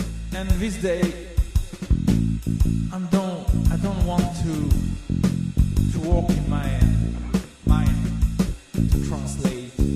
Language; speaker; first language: English; non-native, learner; French